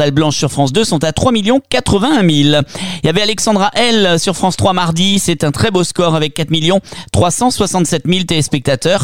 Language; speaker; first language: French; native; French